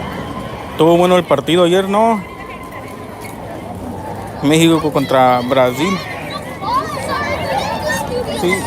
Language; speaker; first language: Spanish; early bilingual, heritage; Spanish